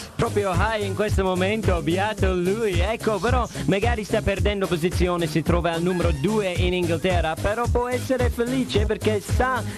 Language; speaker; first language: Italian; non-native, fluent; English